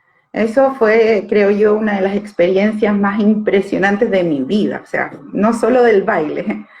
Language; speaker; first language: Spanish; native; Spanish